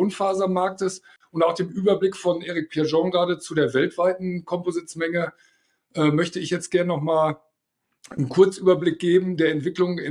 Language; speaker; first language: German; native; German